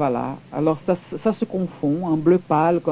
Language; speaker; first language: French; non-native, fluent; Portuguese